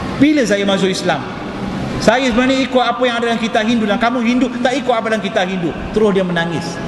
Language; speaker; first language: Malay; non-native, local second language; Tamil